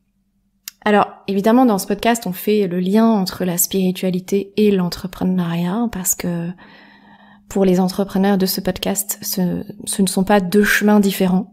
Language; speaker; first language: French; native; French